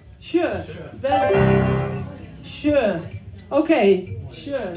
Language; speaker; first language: Norwegian; non-native, fluent; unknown